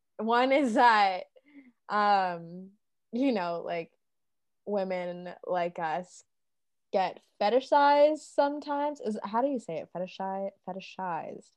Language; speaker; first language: English; native; English